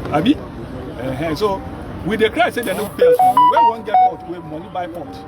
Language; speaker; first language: Nigerian Pidgin; non-native, local second language; Yoruba